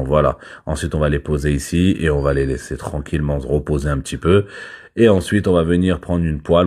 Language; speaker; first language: French; native; French